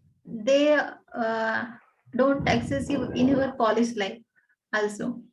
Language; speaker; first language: English; non-native, learner; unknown